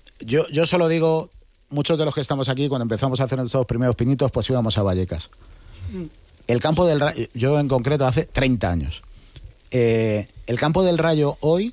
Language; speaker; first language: Spanish; native; Spanish